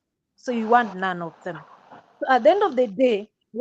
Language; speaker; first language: English; non-native, local second language; Swahili